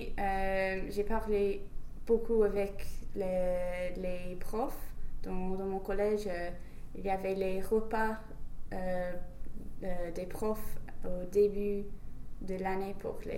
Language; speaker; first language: French; non-native, fluent; English